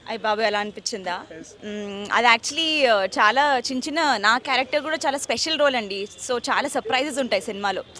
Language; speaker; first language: Telugu; native; Telugu